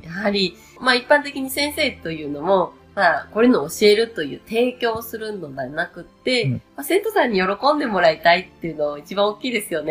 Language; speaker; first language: Japanese; native; Japanese